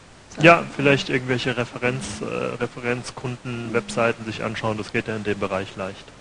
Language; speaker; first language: German; native; German